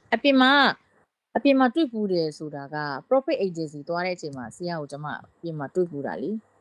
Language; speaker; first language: Burmese; native; Burmese